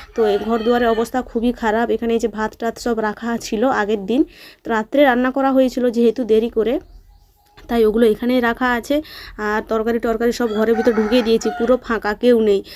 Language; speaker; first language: Bangla; native; Bangla